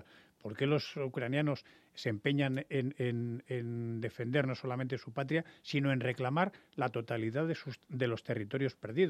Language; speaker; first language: Spanish; native; Spanish